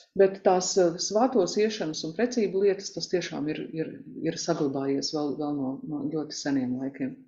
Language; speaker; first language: Latvian; native; Latvian